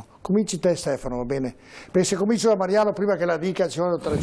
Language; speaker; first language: Italian; native; Italian